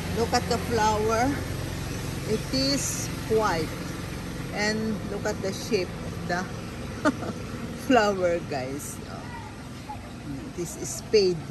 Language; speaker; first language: English; non-native, local second language; Filipino